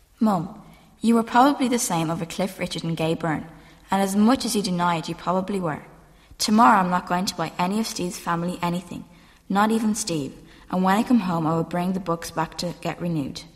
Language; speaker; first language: English; native; English